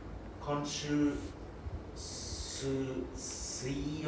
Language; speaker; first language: Japanese; non-native, learner; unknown